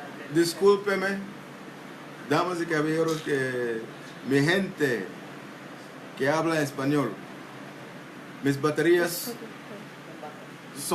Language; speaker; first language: Spanish; non-native, local second language; English